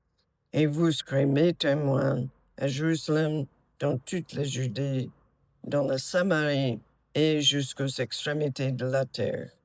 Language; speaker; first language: French; non-native, fluent; English